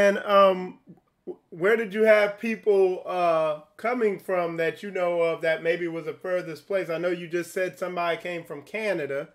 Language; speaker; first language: English; native; English